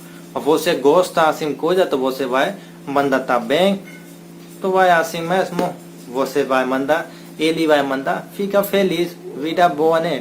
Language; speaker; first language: Portuguese; non-native, learner; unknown